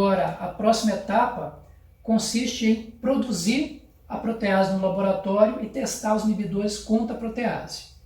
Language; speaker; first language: Portuguese; native; Portuguese